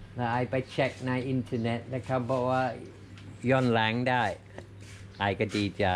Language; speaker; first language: Thai; non-native, learner; English